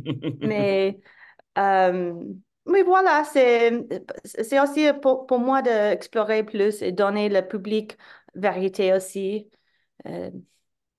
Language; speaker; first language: French; non-native, fluent; English